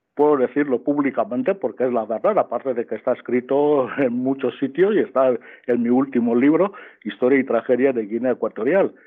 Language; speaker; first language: Spanish; non-native, local second language; Fang